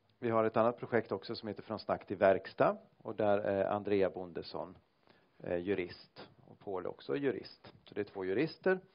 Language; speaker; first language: Swedish; native; Swedish